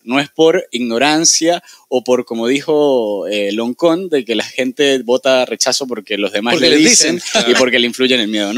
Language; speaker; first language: Spanish; native; Spanish